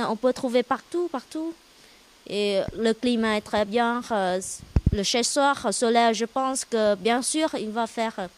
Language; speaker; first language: French; non-native, learner; Vietnamese